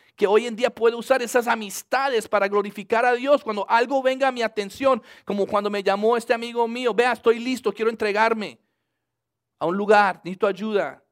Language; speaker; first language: Spanish; early bilingual, heritage; Spanish